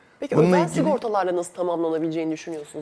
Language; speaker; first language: Turkish; native; Turkish